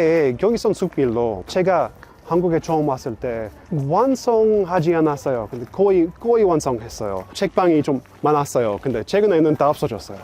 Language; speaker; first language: Korean; non-native, fluent; English